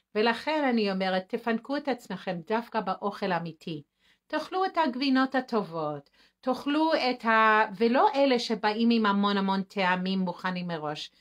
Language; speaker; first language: Hebrew; native; Hebrew